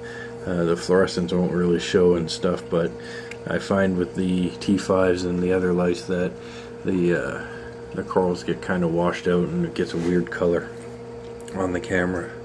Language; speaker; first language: English; native; English